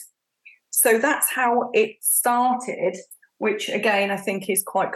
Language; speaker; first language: English; native; English